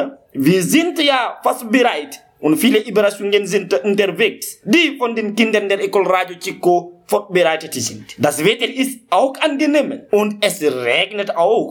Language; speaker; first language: German; non-native, learner; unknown